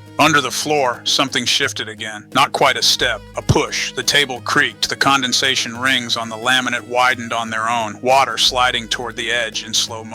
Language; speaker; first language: English; native; English